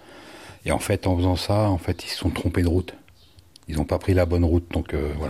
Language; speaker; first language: French; native; French